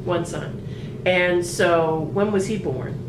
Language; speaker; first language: English; native; English